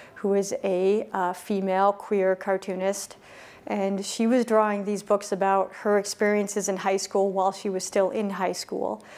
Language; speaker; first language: English; native; English